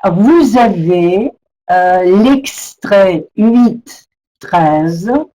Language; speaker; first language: French; non-native, fluent; Russian